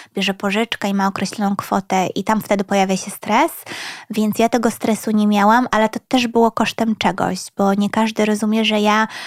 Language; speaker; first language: Polish; early bilingual, other home language; Swedish